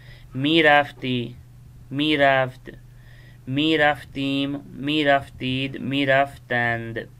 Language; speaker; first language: Persian; non-native, fluent; Urdu